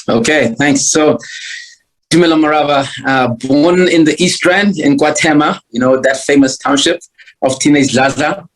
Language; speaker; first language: English; non-native, local second language; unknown